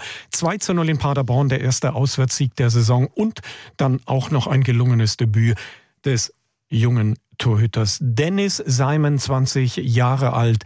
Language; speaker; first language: German; native; German